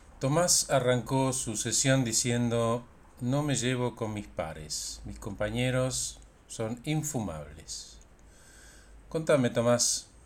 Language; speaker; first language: Spanish; native; Spanish